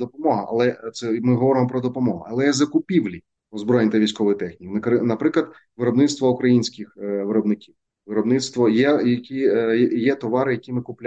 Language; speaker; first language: Ukrainian; native; Ukrainian